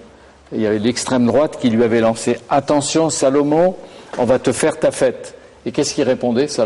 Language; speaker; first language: French; native; French